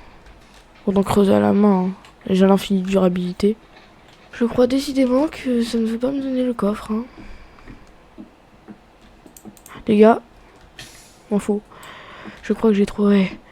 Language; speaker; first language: French; native; French